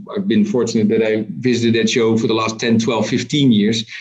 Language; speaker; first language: English; non-native, fluent; Dutch